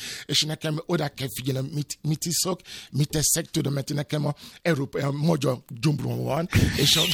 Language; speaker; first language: Hungarian; non-native, fluent; Yoruba